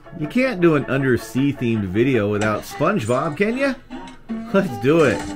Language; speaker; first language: English; native; English